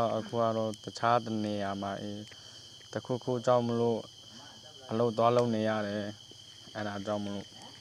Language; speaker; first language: Burmese; non-native, local second language; Lahu